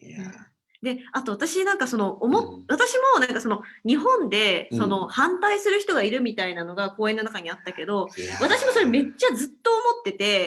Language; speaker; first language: Japanese; native; Japanese